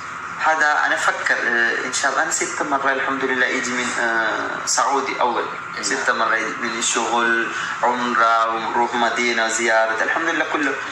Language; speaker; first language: Arabic; non-native, learner; Malayalam